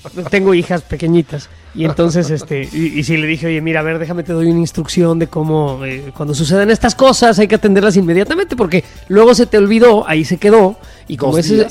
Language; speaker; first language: Spanish; native; Spanish